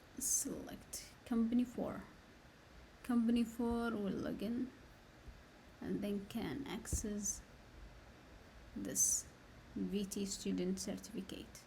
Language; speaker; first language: English; non-native, learner; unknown